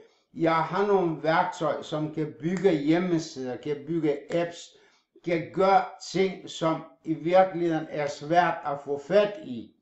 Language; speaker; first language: Danish; non-native, fluent; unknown